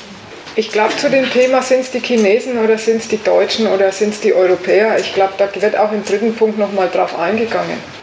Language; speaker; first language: German; native; German